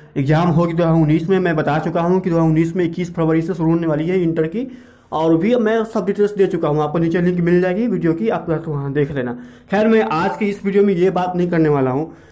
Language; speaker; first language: Hindi; native; Hindi